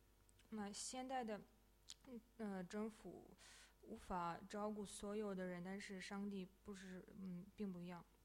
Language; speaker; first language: Chinese; non-native, fluent; Russian